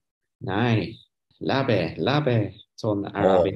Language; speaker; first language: Greek; non-native, learner; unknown